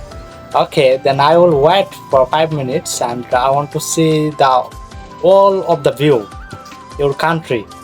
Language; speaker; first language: English; non-native, fluent; Bangla